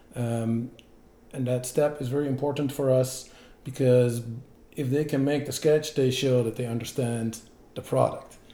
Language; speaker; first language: English; non-native, fluent; Dutch